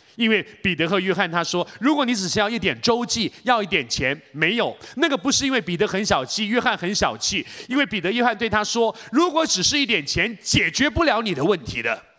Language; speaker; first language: Chinese; native; Chinese